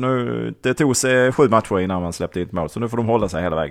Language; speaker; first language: Swedish; native; Swedish